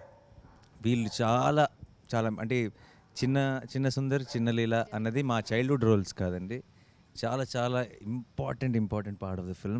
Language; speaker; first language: Telugu; native; Telugu